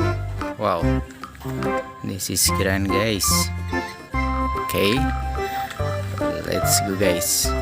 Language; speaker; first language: English; non-native, learner; Indonesian